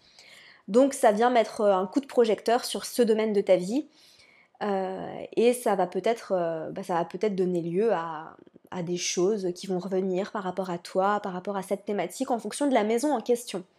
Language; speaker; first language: French; native; French